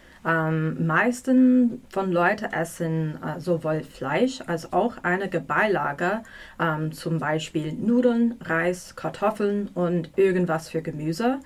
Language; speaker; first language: German; non-native, learner; English